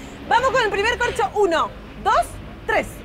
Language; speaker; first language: Spanish; native; Spanish